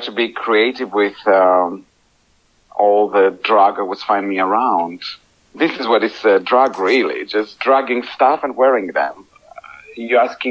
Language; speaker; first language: English; non-native, fluent; Greek